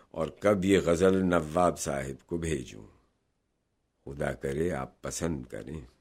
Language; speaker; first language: Urdu; native; Urdu